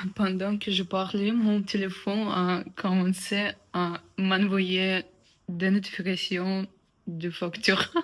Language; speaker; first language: French; non-native, learner; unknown